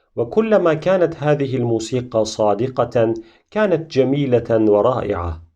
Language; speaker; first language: Arabic; non-native, fluent; Turkish